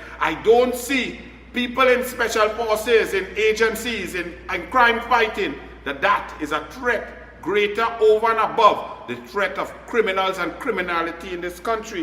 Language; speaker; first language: English; native; English